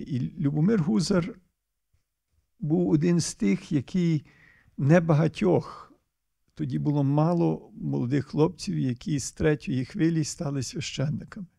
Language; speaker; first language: Ukrainian; early bilingual, heritage; Ukrainian